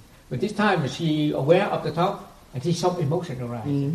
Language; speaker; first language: English; non-native, fluent; Vietnamese